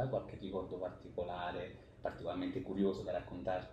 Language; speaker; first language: Italian; native; Italian